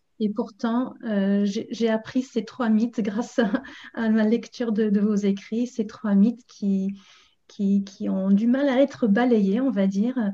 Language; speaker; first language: French; non-native, fluent; English